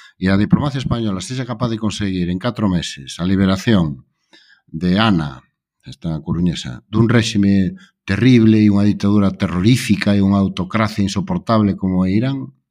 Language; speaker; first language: Galician; native; Galician